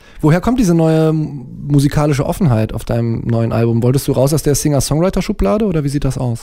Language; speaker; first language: German; native; German